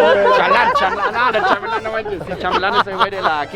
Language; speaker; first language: Spanish; native; Spanish